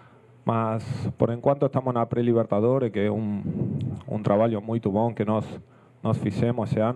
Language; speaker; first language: Portuguese; non-native, fluent; Spanish